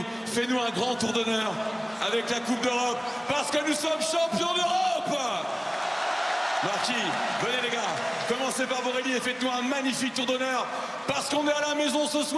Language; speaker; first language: French; native; French